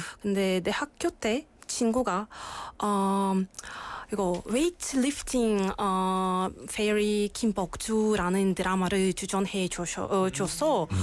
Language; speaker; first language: Korean; non-native, learner; Russian